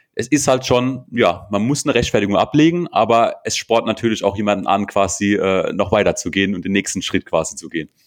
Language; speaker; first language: German; native; German